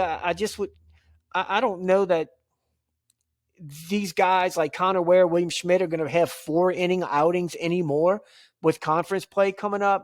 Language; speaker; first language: English; native; English